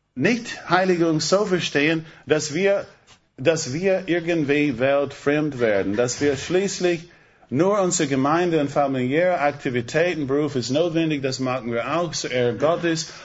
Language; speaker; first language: German; non-native, fluent; English